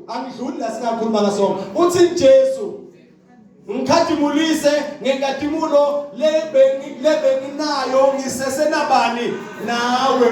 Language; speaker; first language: Zulu; non-native, local second language; Swati